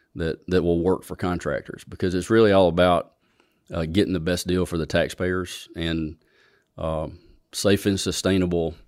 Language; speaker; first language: English; native; English